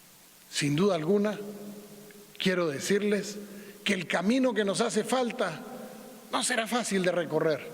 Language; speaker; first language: Spanish; native; Spanish